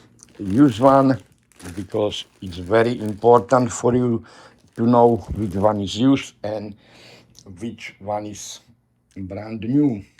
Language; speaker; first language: English; non-native, learner; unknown